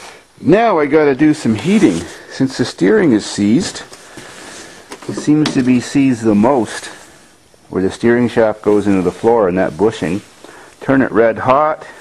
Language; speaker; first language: English; native; English